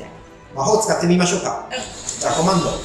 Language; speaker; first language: Japanese; non-native, learner; Italian